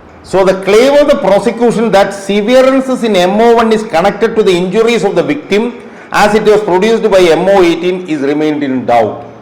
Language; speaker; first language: English; non-native, local second language; Malayalam